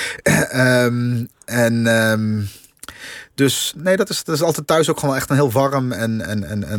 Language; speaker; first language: Dutch; native; Dutch